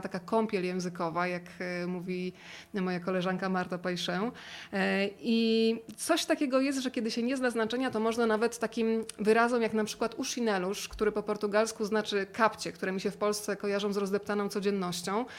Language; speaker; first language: Polish; native; Polish